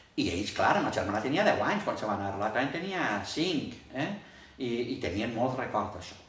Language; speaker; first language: Catalan; early bilingual, heritage; Catalan